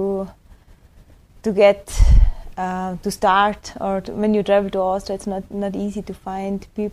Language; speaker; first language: English; non-native, fluent; German